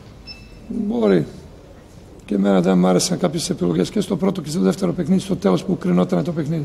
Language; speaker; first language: Greek; non-native, fluent; Serbian